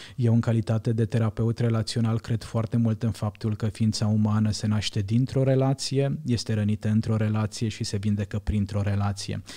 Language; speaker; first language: Romanian; non-native, local second language; Hungarian